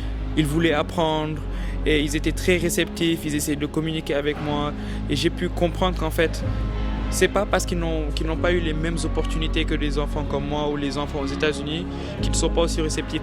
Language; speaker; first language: French; non-native, local second language; Wolof